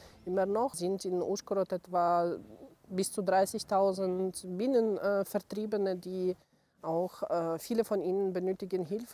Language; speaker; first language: German; non-native, fluent; Ukrainian